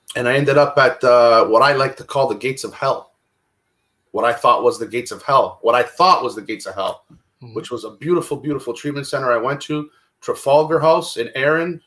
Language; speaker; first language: English; non-native, fluent; Italian